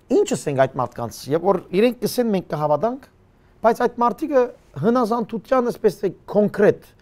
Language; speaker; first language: Armenian; early bilingual, heritage; Armenian